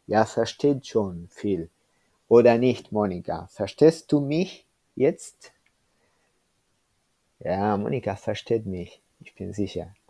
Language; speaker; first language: German; non-native, fluent; Spanish